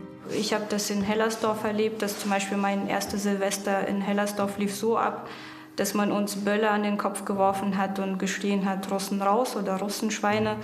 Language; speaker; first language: German; native; German